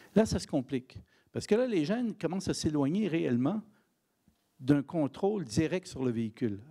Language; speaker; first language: French; native; French